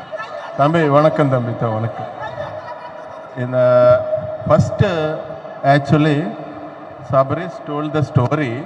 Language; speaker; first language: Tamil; non-native, learner; Telugu